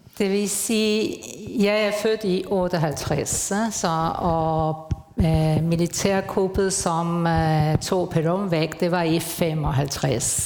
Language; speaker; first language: Danish; non-native, fluent; Spanish